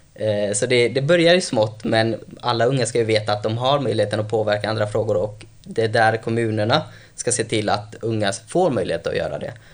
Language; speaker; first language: Swedish; early bilingual, other home language; Albanian